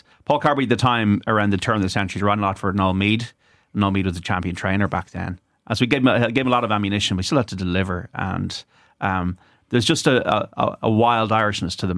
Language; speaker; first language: English; native; English